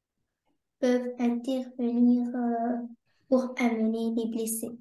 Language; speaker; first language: French; non-native, learner; Arabic